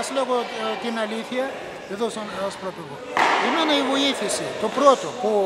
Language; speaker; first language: Greek; non-native, learner; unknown